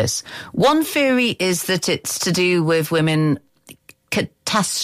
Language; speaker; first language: English; native; English